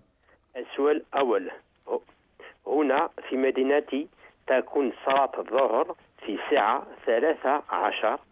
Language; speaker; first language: Arabic; non-native, learner; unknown